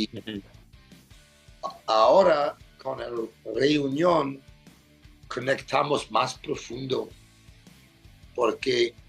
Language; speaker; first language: Spanish; non-native, learner; English